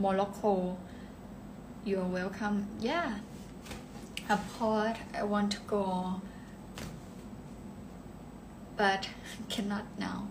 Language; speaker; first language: English; non-native, learner; Thai